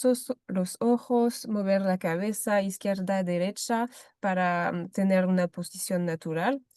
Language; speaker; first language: Spanish; non-native, fluent; French